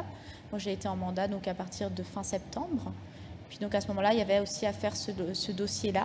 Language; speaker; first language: French; native; French